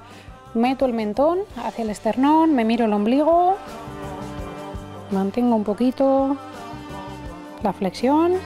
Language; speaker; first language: Spanish; native; Spanish